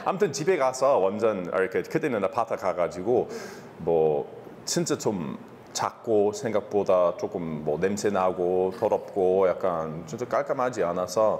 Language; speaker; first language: Korean; non-native, fluent; English